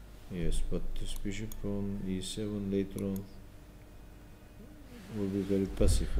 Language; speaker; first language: English; non-native, fluent; Turkish